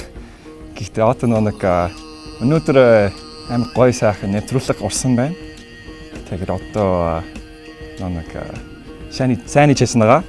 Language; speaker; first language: Mongolian; non-native, learner; English